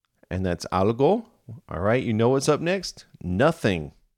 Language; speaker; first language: English; native; English